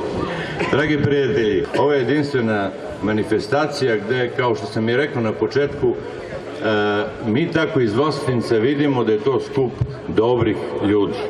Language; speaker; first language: Bosnian; native; Bosnian